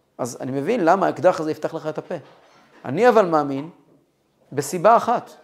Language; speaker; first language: Hebrew; non-native, fluent; Russian